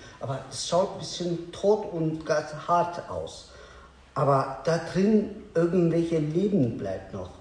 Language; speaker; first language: German; non-native, learner; Azerbaijani